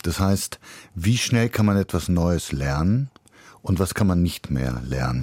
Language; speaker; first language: German; early bilingual, other home language; Bulgarian